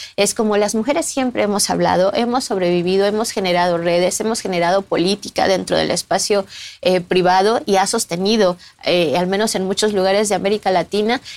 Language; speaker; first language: Spanish; native; Spanish